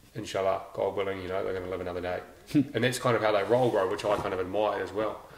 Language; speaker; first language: English; native; English